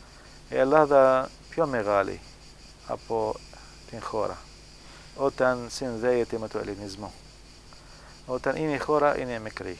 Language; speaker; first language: Greek; non-native, fluent; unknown